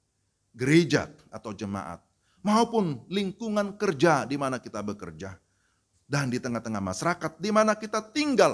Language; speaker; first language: Indonesian; native; Indonesian